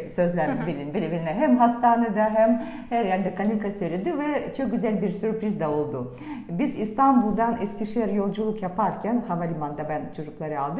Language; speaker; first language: Turkish; non-native, fluent; Russian